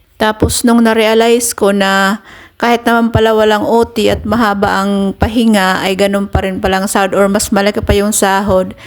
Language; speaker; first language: Filipino; native; Filipino